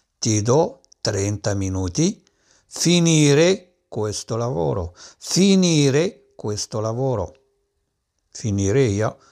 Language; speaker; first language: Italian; non-native, fluent; Arabic